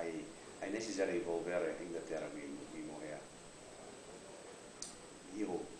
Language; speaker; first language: Spanish; non-native, learner; English